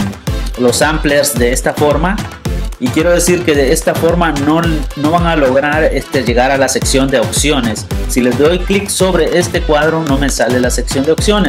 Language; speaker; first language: Spanish; native; Spanish